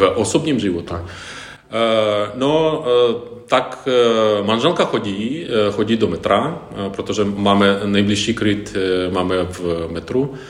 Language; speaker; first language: Czech; non-native, fluent; Ukrainian